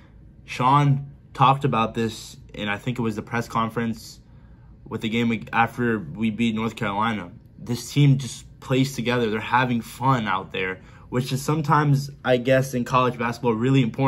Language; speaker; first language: English; native; English